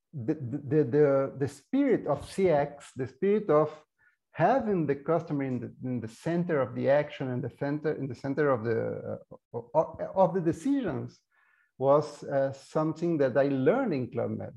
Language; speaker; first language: English; non-native, fluent; Portuguese